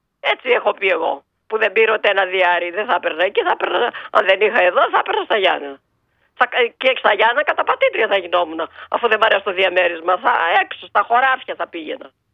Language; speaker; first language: Greek; native; Greek